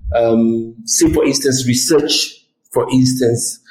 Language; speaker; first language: English; non-native, local second language; Yoruba